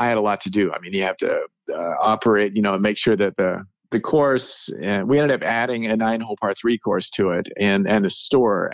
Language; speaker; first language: English; native; English